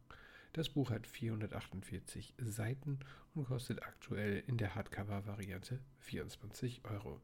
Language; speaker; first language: German; native; German